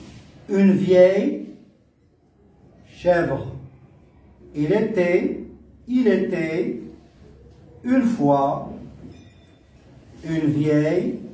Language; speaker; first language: French; non-native, local second language; Arabic